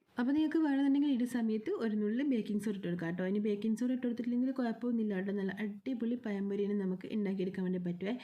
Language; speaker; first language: Malayalam; native; Malayalam